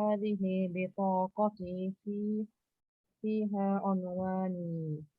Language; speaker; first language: Arabic; non-native, learner; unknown